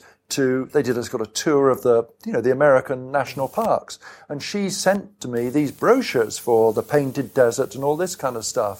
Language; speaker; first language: English; native; English